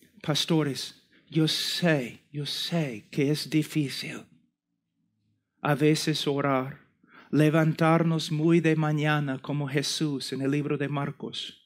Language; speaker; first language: Spanish; non-native, fluent; English